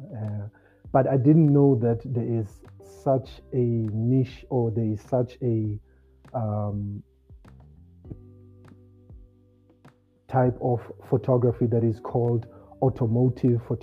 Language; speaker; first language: English; non-native, local second language; Xhosa